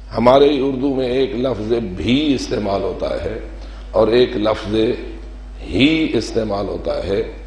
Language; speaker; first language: Urdu; non-native, local second language; Punjabi